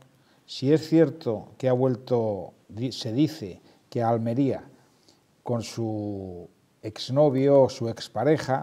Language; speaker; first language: Spanish; native; Spanish